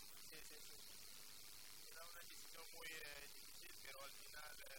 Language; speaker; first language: Spanish; non-native, fluent; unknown